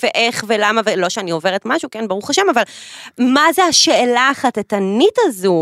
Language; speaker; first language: Hebrew; native; Hebrew